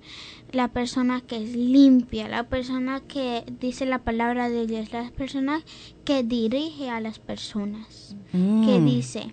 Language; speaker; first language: Spanish; early bilingual, heritage; English